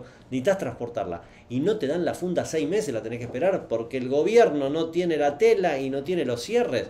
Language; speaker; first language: Spanish; native; Spanish